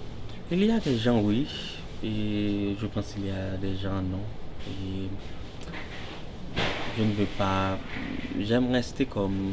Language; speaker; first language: French; non-native, local second language; Haitian Creole